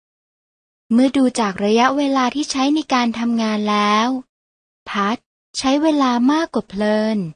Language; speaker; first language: Thai; native; Thai